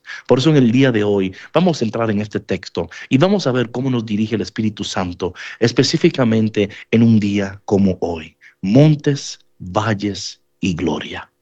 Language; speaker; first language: Spanish; native; Spanish